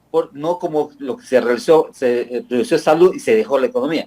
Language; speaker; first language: Spanish; native; Spanish